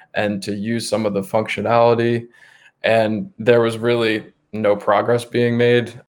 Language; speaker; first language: English; native; English